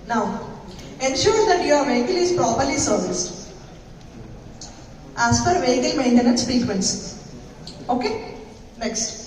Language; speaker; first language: English; non-native, local second language; Telugu